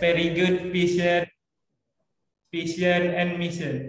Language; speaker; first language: English; non-native, learner; Indonesian